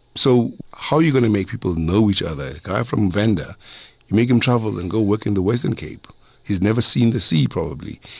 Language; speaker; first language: English; non-native, local second language; Zulu